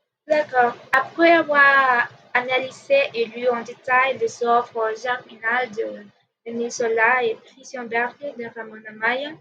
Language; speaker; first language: French; non-native, learner; Spanish